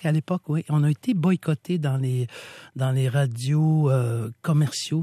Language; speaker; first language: French; non-native, local second language; Innu-aimun